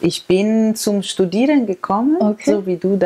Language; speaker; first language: German; non-native, fluent; Italian